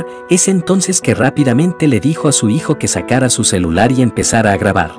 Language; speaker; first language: Spanish; native; Spanish